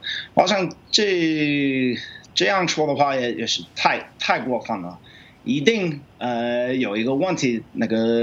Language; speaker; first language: Chinese; non-native, fluent; English